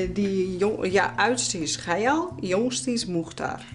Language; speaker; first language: Dutch; non-native, learner; Azerbaijani